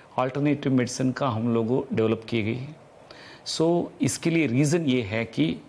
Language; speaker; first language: Hindi; non-native, local second language; Telugu